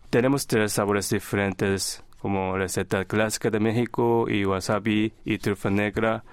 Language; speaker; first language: Spanish; non-native, fluent; Korean